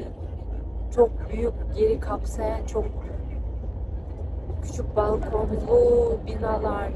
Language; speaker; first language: Turkish; non-native, fluent; Kyrgyz